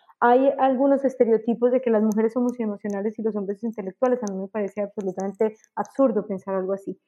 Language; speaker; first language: Spanish; native; Spanish